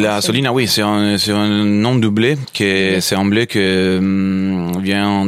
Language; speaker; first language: French; non-native, fluent; Italian